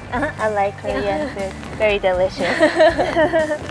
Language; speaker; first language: English; early bilingual, other home language; Japanese